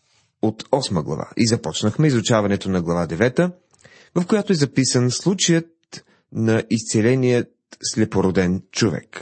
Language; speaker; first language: Bulgarian; native; Bulgarian